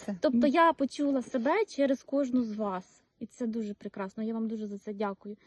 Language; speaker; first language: Ukrainian; native; Ukrainian